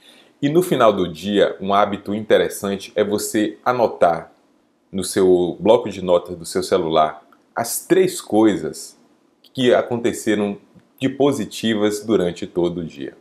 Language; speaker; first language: Portuguese; native; Portuguese